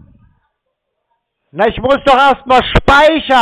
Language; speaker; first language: German; native; German